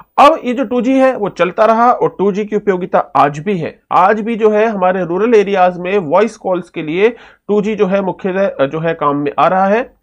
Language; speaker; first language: Hindi; native; Hindi